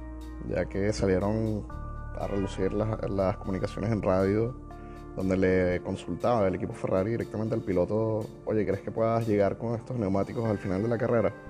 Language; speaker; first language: Spanish; native; Spanish